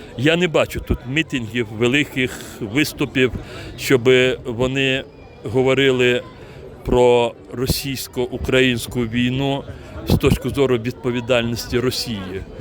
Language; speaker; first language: Ukrainian; non-native, local second language; Crimean Tatar